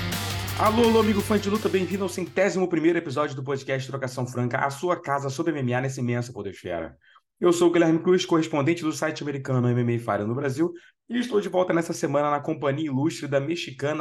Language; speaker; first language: Portuguese; native; Portuguese